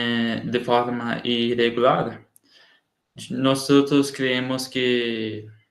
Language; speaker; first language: Spanish; non-native, learner; Portuguese